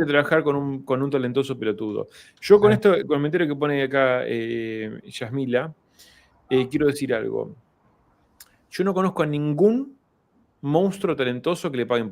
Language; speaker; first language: Spanish; native; Spanish